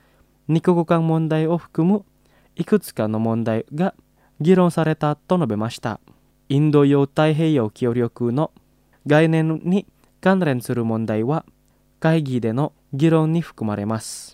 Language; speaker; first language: Japanese; non-native, fluent; Indonesian